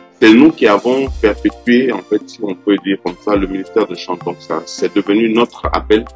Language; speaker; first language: French; non-native, local second language; Yoruba